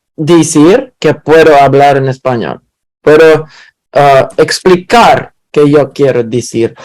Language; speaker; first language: Spanish; non-native, learner; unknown